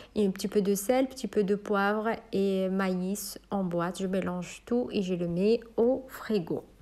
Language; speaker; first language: French; non-native, local second language; Arabic